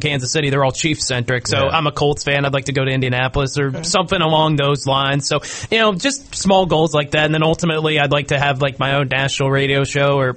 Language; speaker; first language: English; native; English